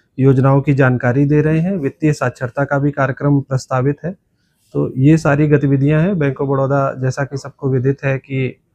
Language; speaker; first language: Hindi; native; Hindi